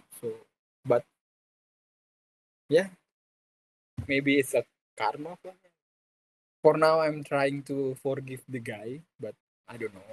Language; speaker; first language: English; non-native, fluent; Indonesian